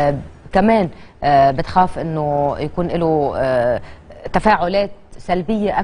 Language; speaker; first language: Arabic; native; Arabic